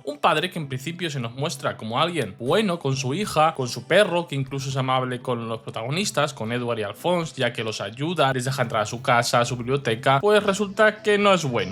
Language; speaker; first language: Spanish; native; Spanish